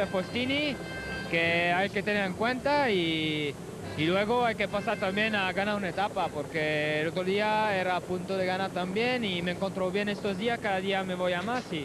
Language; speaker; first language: Spanish; non-native, fluent; French